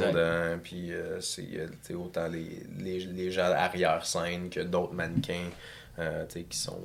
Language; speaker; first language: French; native; French